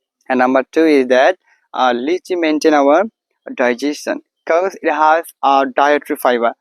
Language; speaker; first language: English; non-native, local second language; Bangla